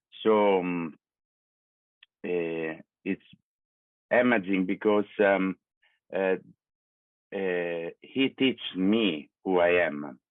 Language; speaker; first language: English; non-native, learner; Italian